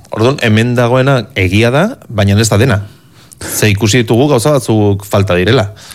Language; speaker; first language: Basque; native; Basque